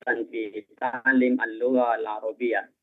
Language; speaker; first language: Arabic; non-native, fluent; Indonesian